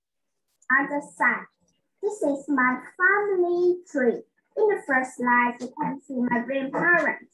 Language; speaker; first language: English; non-native, learner; Vietnamese